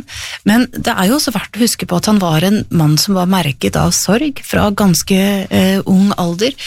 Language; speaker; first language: Norwegian; native; Norwegian